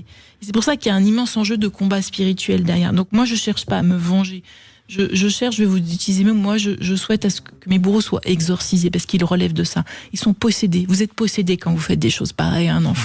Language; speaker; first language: French; native; French